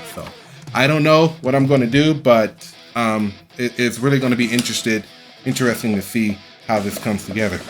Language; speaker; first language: English; native; English